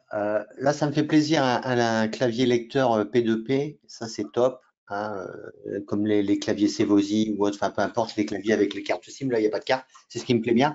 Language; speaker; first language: French; native; French